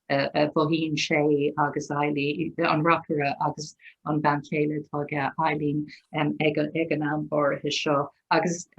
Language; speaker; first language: Irish; non-native, local second language; English